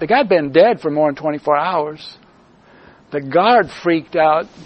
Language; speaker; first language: English; native; English